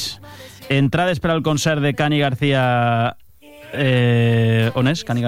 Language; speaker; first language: Catalan; native; Catalan